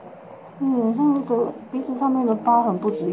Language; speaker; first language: Chinese; native; Chinese